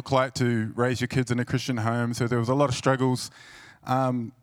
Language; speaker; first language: English; native; English